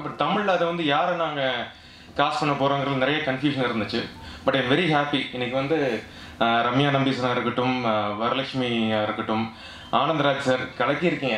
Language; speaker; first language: Tamil; native; Tamil